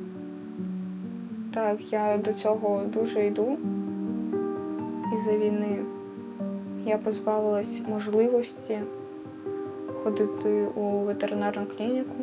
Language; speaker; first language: Ukrainian; native; Ukrainian